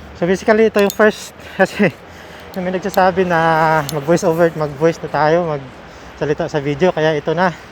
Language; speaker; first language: Filipino; native; Filipino